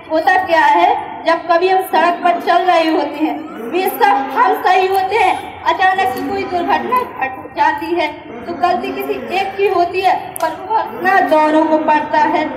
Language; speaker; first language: Hindi; native; Hindi